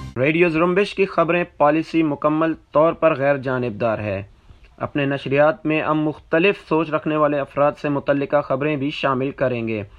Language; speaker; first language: Urdu; non-native, local second language; Baluchi